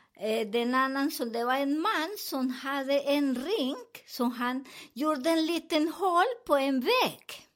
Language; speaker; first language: Swedish; non-native, learner; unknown